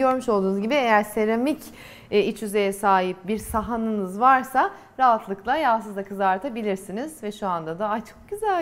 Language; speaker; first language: Turkish; native; Turkish